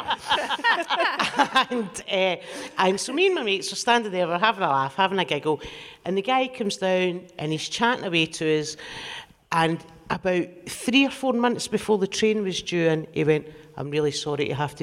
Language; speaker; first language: English; native; English